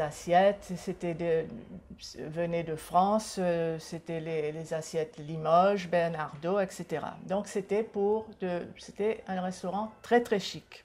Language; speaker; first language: French; non-native, local second language; Seselwa Creole French